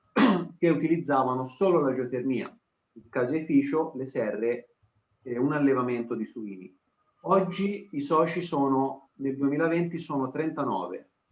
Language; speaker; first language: Italian; native; Italian